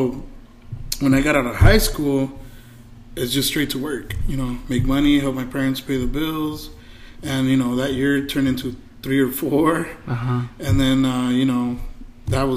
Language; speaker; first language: English; early bilingual, other home language; Spanish